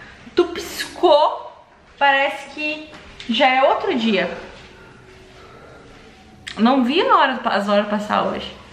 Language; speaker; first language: Portuguese; native; Portuguese